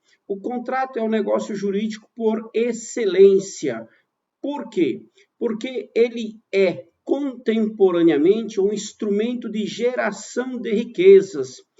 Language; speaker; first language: Portuguese; native; Portuguese